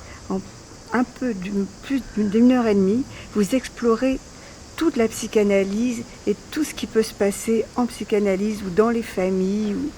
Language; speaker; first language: French; native; French